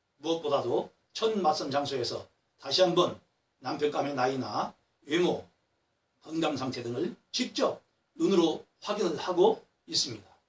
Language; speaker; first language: Korean; native; Korean